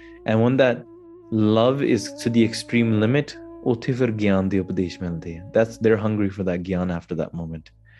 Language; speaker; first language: English; early bilingual, other home language; Punjabi